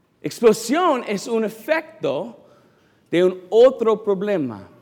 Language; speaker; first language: Spanish; non-native, learner; English